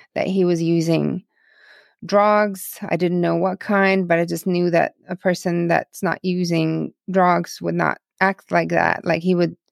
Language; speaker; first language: English; non-native, fluent; Russian